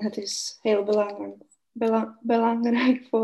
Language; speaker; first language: Dutch; non-native, learner; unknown